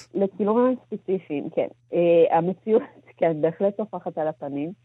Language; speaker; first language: Hebrew; early bilingual, other home language; Amharic